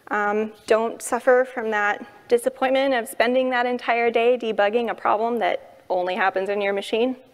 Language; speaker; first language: English; native; English